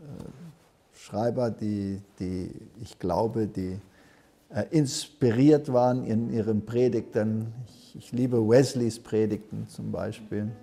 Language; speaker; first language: German; early bilingual, heritage; German